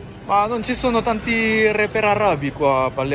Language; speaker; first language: Italian; non-native, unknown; French